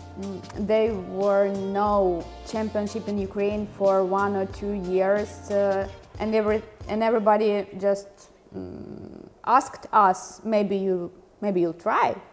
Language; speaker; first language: English; non-native, fluent; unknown